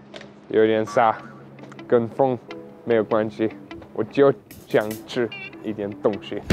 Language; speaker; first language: Chinese; non-native, learner; German